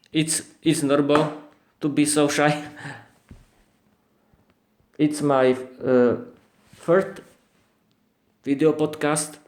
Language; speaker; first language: English; non-native, learner; Slovak